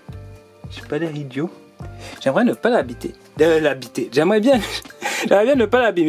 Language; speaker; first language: French; native; French